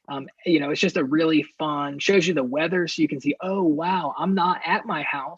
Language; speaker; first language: English; native; English